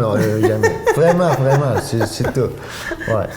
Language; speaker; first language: French; non-native, learner; Arabic